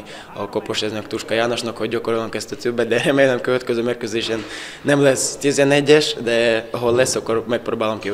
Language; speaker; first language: Hungarian; non-native, learner; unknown